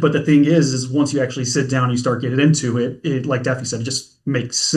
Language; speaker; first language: English; native; English